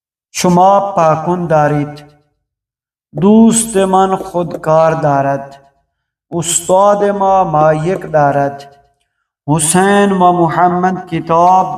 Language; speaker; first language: Persian; non-native, fluent; Urdu